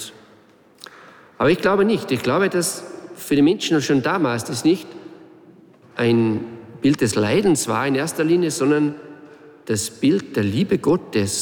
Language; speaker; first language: German; native; German